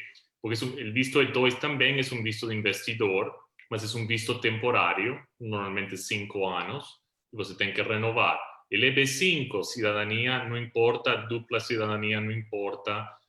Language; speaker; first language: Portuguese; non-native, fluent; Spanish